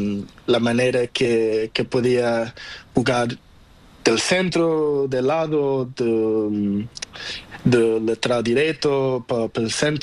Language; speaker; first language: Spanish; non-native, learner; Portuguese